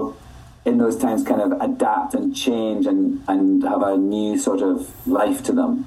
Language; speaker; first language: English; native; English